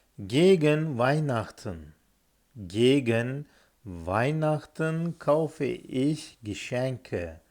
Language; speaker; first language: German; non-native, fluent; Turkish